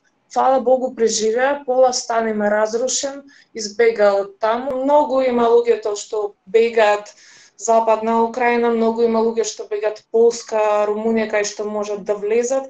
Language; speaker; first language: Macedonian; early bilingual, heritage; Macedonian